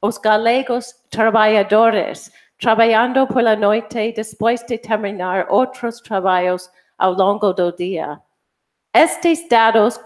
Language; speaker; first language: Galician; non-native, fluent; English